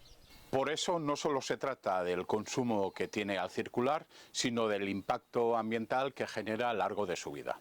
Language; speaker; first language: Spanish; native; Spanish